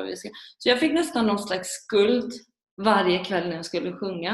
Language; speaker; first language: Swedish; early bilingual, other home language; Persian